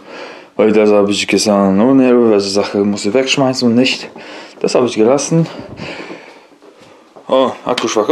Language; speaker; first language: German; non-native, learner; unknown